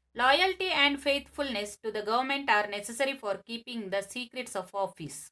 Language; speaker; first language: English; non-native, local second language; Kannada